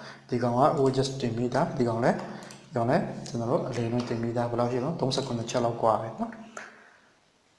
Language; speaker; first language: Burmese; native; Burmese